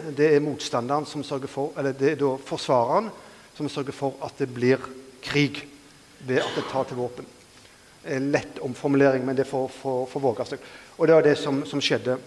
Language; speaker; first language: Norwegian; native; Norwegian